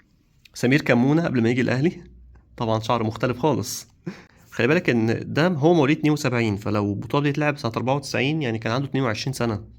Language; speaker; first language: Arabic; native; Arabic